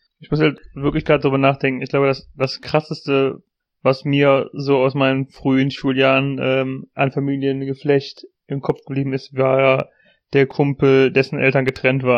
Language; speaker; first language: German; native; German